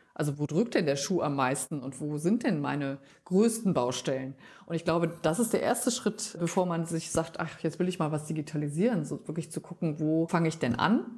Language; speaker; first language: German; native; German